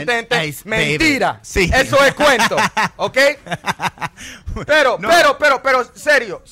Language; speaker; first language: Spanish; early bilingual, heritage; Spanish